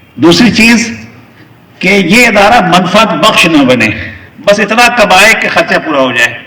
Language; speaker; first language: Urdu; native; Urdu